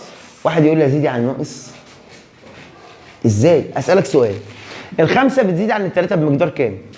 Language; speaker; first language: Arabic; native; Arabic